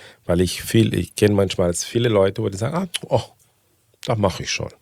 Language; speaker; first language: German; non-native, fluent; Portuguese